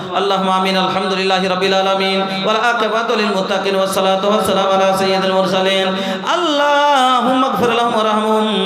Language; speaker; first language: Bangla; non-native, local second language; Bhojpuri